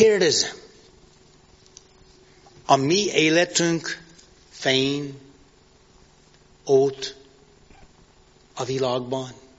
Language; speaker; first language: Hungarian; non-native, fluent; English